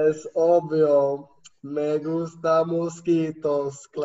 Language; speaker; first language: Spanish; non-native, fluent; English